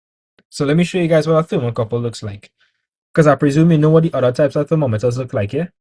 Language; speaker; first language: English; native; English